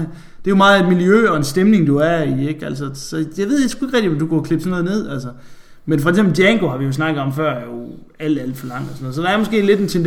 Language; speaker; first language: Danish; native; Danish